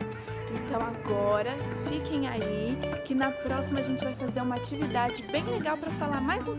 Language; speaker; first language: Portuguese; native; Portuguese